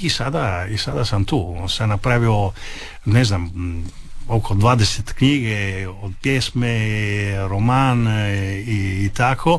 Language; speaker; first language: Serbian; early bilingual, heritage; Italian